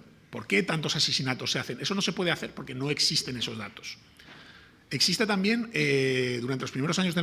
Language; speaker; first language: Spanish; native; Spanish